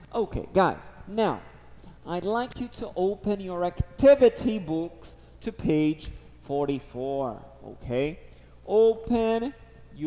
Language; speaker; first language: English; non-native, fluent; Portuguese